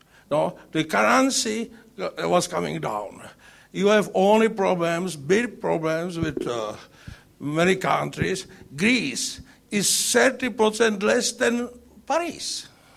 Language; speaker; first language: English; non-native, learner; Czech